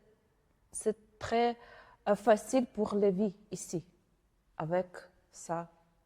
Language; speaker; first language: French; non-native, learner; Ukrainian